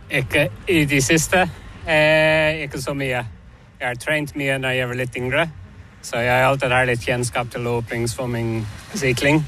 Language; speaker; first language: Norwegian; non-native, fluent; English